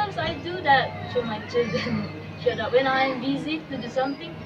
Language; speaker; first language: English; non-native, learner; Indonesian